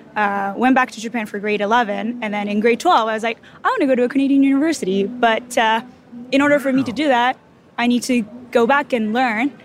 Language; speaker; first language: English; non-native, fluent; Japanese